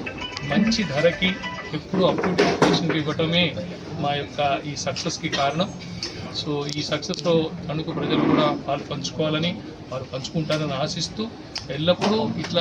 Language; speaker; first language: Telugu; native; Telugu